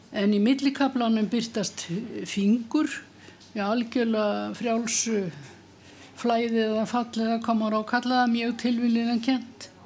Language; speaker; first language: Icelandic; native; Icelandic